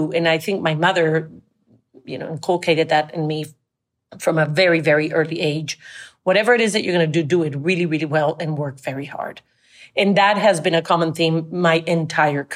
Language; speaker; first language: English; non-native, fluent; Spanish